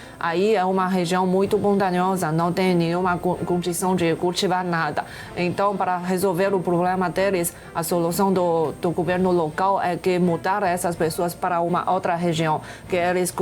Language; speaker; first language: Portuguese; non-native, fluent; Chinese